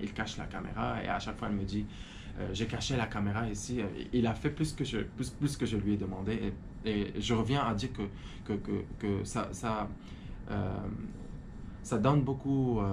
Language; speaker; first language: French; non-native, fluent; Arabic